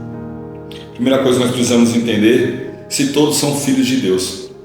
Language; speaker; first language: Portuguese; native; Portuguese